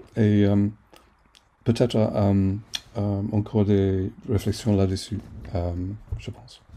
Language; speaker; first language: French; non-native, fluent; English